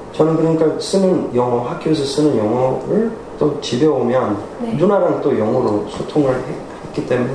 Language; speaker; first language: Korean; early bilingual, heritage; Korean